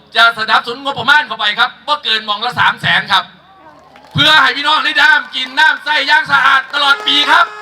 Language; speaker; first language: Thai; native; Thai